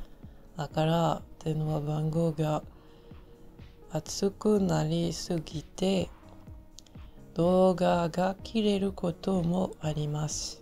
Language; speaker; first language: Japanese; non-native, learner; French